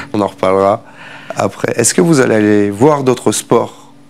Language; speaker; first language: French; native; French